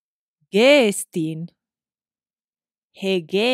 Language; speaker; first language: Greek; non-native, learner; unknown